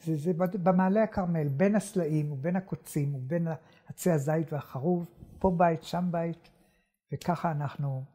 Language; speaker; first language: Hebrew; native; Hebrew